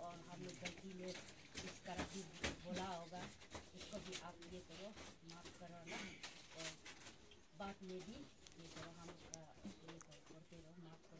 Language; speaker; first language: Hindi; non-native, local second language; Adi